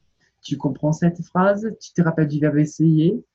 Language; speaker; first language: French; non-native, fluent; Portuguese